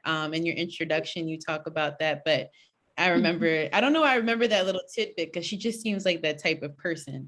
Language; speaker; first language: English; native; English